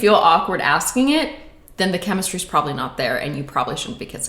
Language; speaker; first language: English; native; English